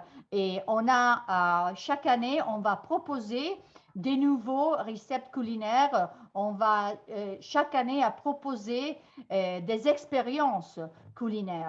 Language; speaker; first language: French; non-native, fluent; Italian